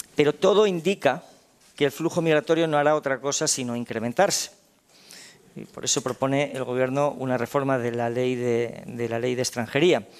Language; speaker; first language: Spanish; native; Spanish